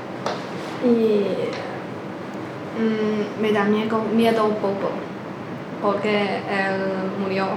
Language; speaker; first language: Spanish; non-native, learner; Chinese